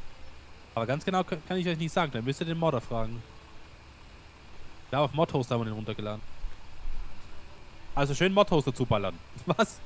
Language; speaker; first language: German; native; German